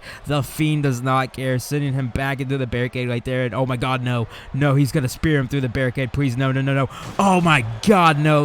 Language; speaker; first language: English; native; English